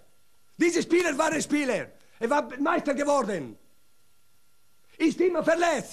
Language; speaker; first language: German; non-native, learner; Italian